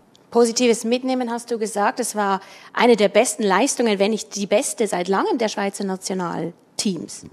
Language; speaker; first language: German; native; German